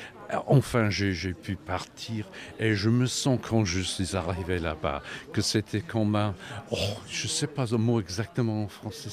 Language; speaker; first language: French; non-native, learner; English